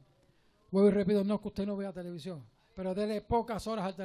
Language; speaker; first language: Spanish; native; Spanish